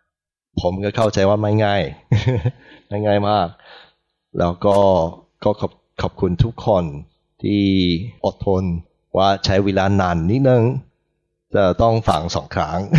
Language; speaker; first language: Thai; non-native, learner; English